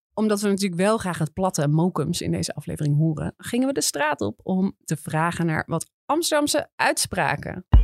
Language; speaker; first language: Dutch; native; Dutch